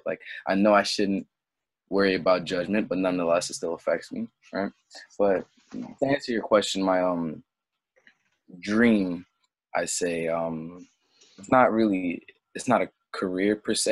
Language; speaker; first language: English; early bilingual, other home language; French